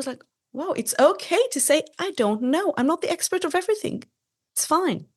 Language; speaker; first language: English; non-native, fluent; Hebrew